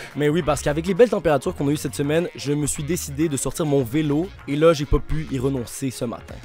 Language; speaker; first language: French; native; French